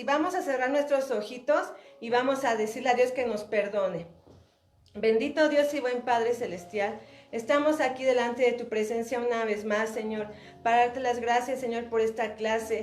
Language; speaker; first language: Spanish; native; Spanish